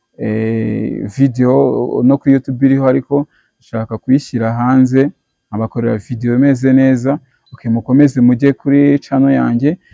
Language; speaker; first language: Kinyarwanda; native; Kinyarwanda